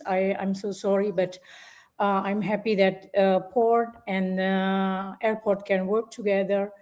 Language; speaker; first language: English; non-native, fluent; Indonesian